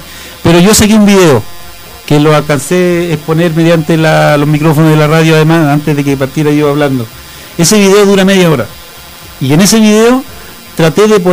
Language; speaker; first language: Spanish; native; Spanish